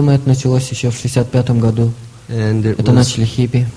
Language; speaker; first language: Russian; native; Russian